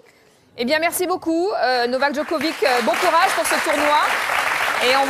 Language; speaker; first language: French; native; French